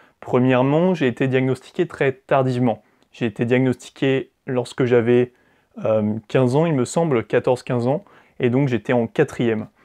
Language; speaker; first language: French; native; French